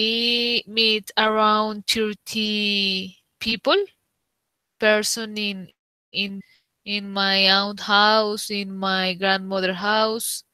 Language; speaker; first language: English; non-native, learner; Spanish